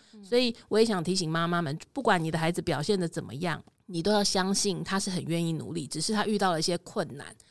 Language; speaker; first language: Chinese; native; Chinese